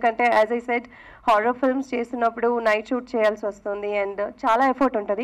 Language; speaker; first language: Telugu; non-native, fluent; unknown